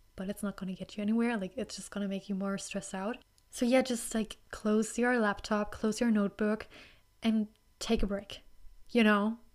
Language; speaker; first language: English; non-native, fluent; German